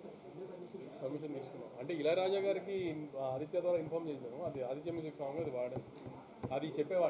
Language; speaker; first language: Telugu; native; Telugu